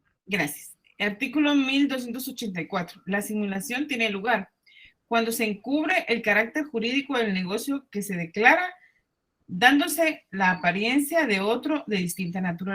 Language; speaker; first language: Spanish; native; Spanish